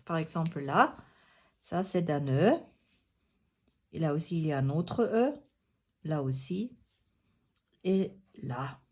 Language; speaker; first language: French; non-native, fluent; German